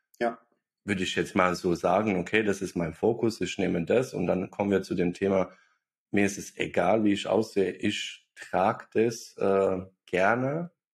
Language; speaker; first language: German; non-native, fluent; Bosnian